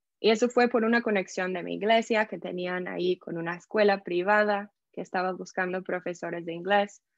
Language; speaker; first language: Spanish; non-native, fluent; English